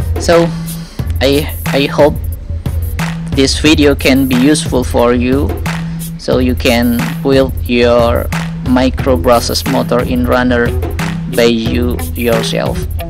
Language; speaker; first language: English; non-native, learner; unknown